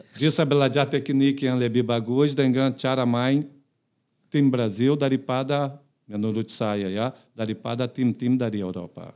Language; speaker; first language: Indonesian; non-native, fluent; Portuguese